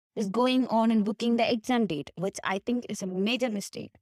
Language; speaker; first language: English; non-native, local second language; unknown